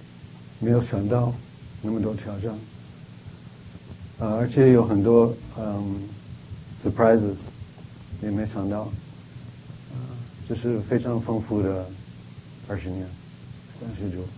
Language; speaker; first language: Chinese; non-native, fluent; English